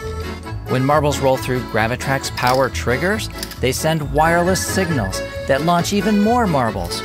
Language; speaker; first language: English; native; English